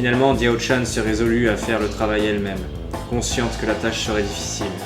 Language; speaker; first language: French; native; French